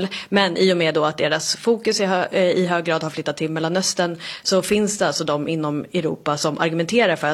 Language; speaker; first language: Swedish; native; Swedish